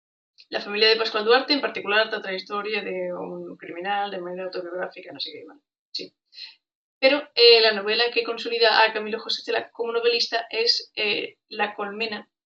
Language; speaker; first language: Spanish; native; Spanish